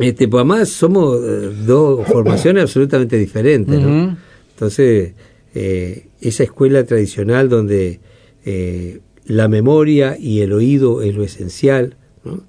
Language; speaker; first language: Spanish; native; Spanish